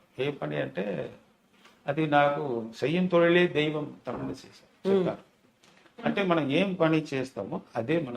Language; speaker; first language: Telugu; non-native, local second language; Tamil